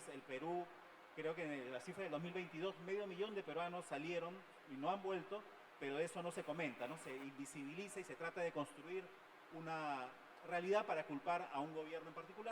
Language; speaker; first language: Spanish; native; Spanish